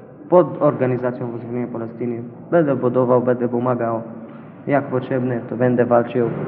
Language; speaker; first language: Polish; non-native, learner; Arabic